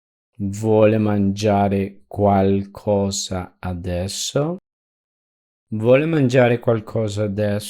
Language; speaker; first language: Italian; non-native, fluent; Spanish